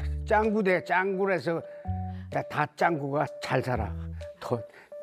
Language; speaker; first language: Korean; native; Korean